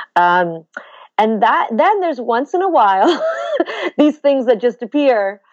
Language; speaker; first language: English; native; English